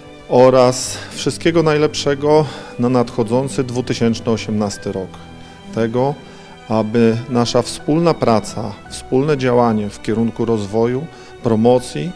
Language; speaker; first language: Polish; native; Polish